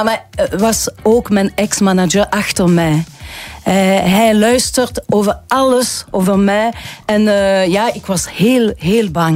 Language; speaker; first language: Dutch; non-native, learner; French